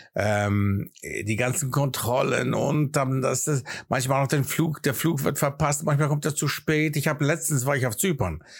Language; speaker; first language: German; early bilingual, other home language; Greek